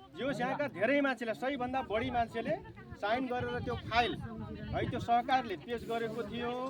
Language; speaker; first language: Nepali; non-native, local second language; Dangaura Tharu